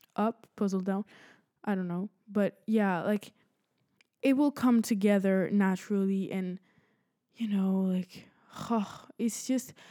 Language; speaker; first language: English; early bilingual, other home language; Spanish